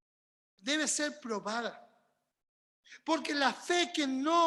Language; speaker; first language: Spanish; native; Spanish